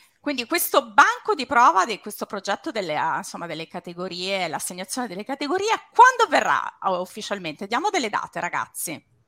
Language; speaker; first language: Italian; native; Italian